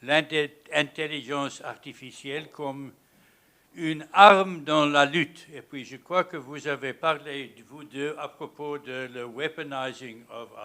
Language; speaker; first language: French; non-native, fluent; English